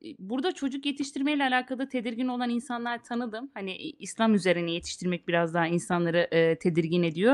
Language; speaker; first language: Turkish; native; Turkish